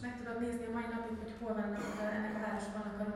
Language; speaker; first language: Hungarian; native; Hungarian